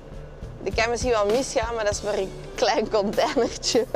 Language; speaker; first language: Dutch; native; Dutch